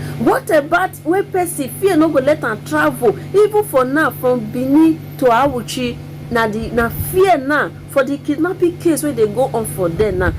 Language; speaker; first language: Nigerian Pidgin; native; Nigerian Pidgin